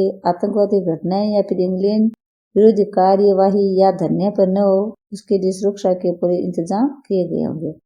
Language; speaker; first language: Hindi; native; Hindi